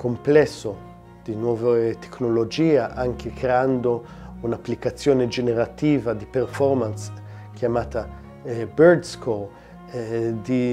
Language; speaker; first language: Italian; non-native, fluent; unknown